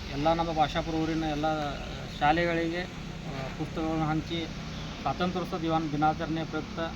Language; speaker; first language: Kannada; native; Kannada